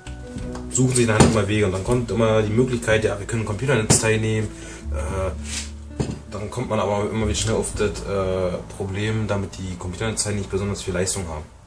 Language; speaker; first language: German; native; German